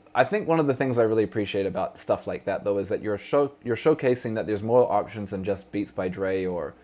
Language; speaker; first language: English; native; English